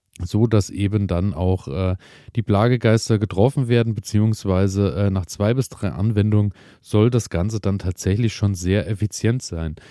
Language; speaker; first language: German; native; German